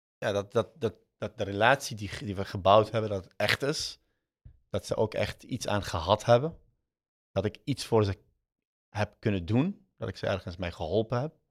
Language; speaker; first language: Dutch; early bilingual, other home language; Arabic